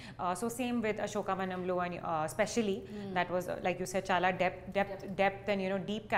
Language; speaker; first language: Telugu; non-native, learner; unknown